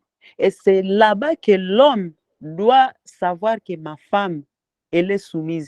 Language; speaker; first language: French; non-native, local second language; Swahili